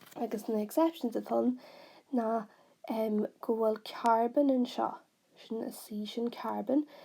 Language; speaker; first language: Irish; non-native, local second language; English